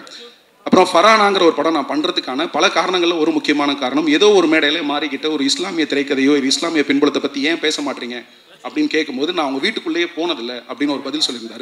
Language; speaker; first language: Tamil; native; Tamil